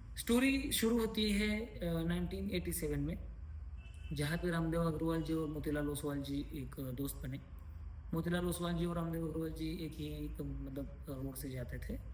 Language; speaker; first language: Hindi; non-native, local second language; Marathi